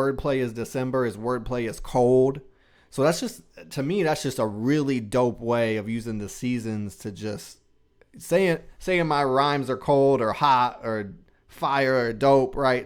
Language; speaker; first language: English; native; English